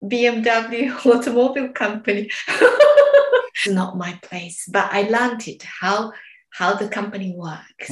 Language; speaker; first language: English; non-native, learner; Japanese